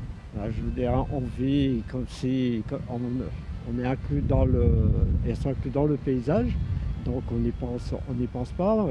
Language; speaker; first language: French; native; French